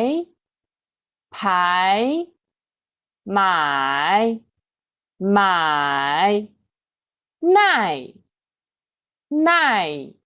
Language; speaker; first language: Chinese; native; Chinese